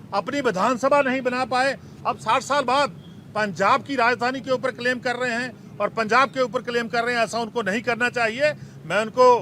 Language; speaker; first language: Hindi; non-native, local second language; Punjabi